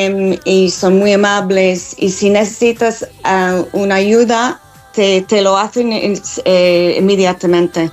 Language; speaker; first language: Spanish; non-native, learner; English